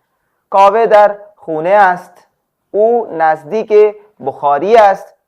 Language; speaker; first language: Persian; non-native, fluent; Urdu